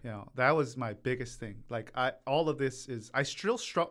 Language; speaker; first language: English; early bilingual, other home language; Korean